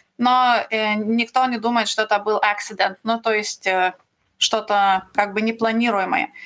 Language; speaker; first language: Russian; non-native, learner; Lithuanian